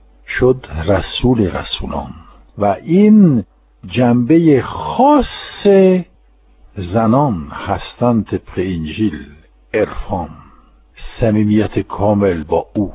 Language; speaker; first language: Persian; non-native, fluent; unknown